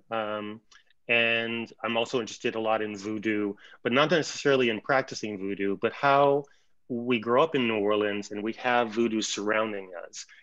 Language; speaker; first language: English; native; English